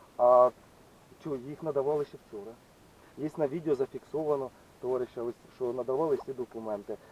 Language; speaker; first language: Ukrainian; native; Ukrainian